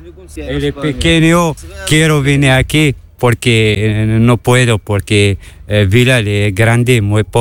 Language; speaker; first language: Spanish; non-native, learner; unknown